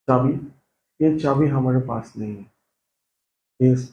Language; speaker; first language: Hindi; non-native, local second language; Bangla